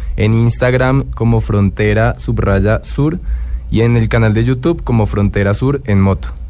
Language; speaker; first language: Spanish; native; Spanish